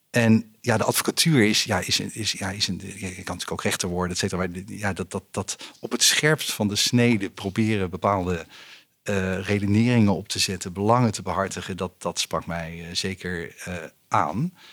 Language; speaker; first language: Dutch; native; Dutch